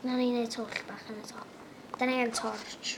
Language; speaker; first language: Welsh; native; Welsh